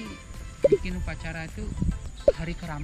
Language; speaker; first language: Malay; non-native, local second language; Balinese